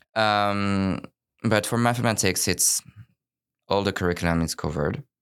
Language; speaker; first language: English; non-native, fluent; French